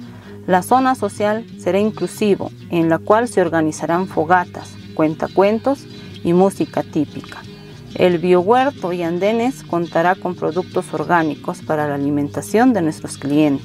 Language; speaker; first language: Spanish; native; Spanish